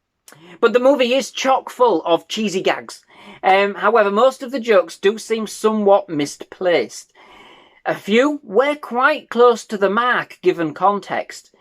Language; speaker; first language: English; native; English